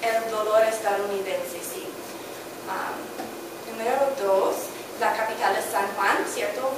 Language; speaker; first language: Spanish; non-native, learner; English